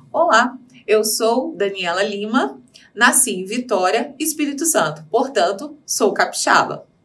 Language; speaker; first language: Portuguese; native; Portuguese